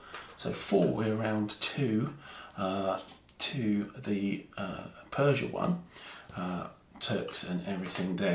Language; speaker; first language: English; native; English